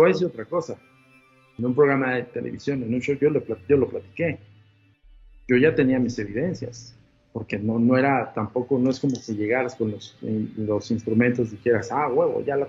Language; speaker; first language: Spanish; native; Spanish